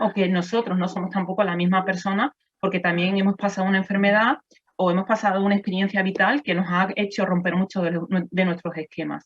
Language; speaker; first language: Spanish; native; Spanish